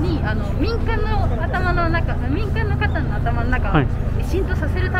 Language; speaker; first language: Japanese; native; Japanese